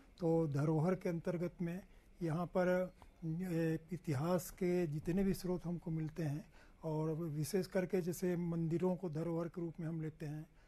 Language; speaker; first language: Hindi; native; Hindi